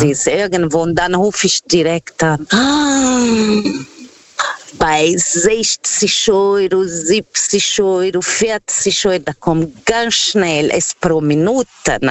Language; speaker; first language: German; non-native, learner; Portuguese